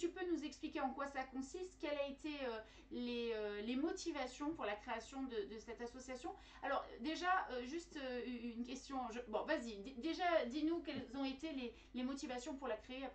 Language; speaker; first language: French; native; French